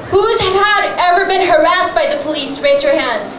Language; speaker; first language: English; native; English